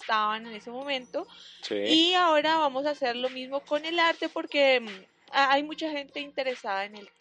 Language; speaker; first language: Spanish; native; Spanish